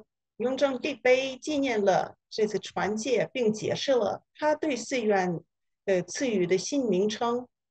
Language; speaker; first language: Chinese; non-native, fluent; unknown